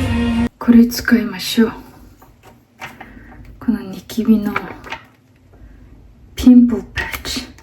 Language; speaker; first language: Japanese; non-native, fluent; Mongolian